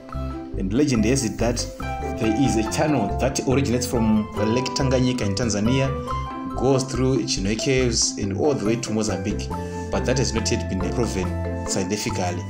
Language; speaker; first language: English; non-native, local second language; Shona